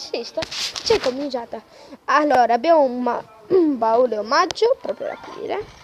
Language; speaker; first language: Italian; native; Italian